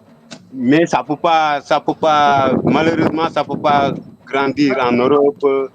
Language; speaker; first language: French; non-native, local second language; Wolof